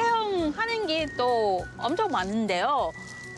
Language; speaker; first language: Korean; non-native, learner; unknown